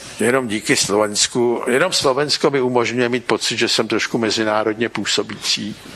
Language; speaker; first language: Czech; native; Czech